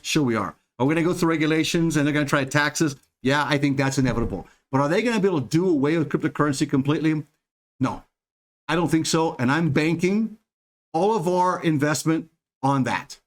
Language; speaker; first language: English; native; English